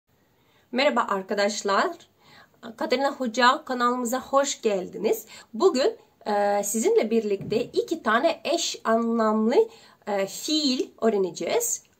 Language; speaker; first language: Turkish; non-native, learner; Russian